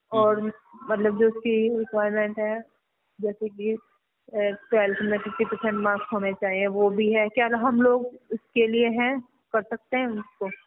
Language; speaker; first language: Hindi; native; Hindi